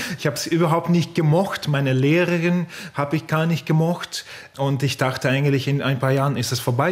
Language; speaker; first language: German; non-native, fluent; Russian